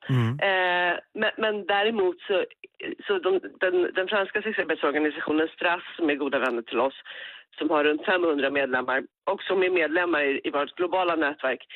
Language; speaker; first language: Swedish; native; Swedish